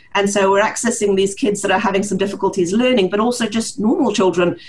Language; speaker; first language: English; early bilingual, heritage; Norwegian